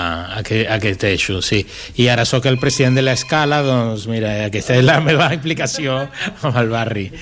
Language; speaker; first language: Catalan; non-native, fluent; Spanish